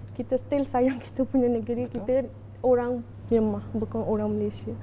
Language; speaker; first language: Malay; early bilingual, other home language; Rohingya